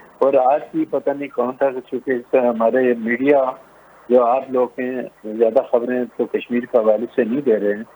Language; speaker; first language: Urdu; non-native, local second language; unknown